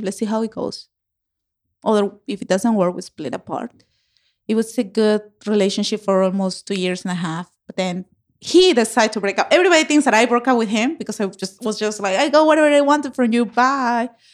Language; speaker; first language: English; non-native, fluent; Spanish